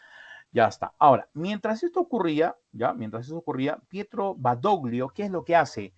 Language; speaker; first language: Spanish; native; Spanish